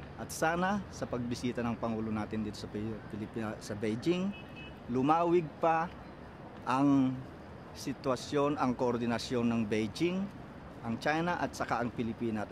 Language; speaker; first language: Filipino; non-native, local second language; Iloko